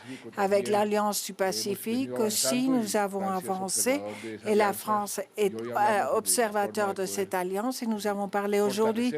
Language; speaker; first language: French; non-native, fluent; Spanish